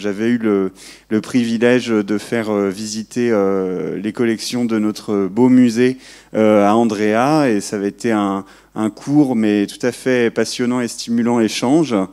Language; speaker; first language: French; native; French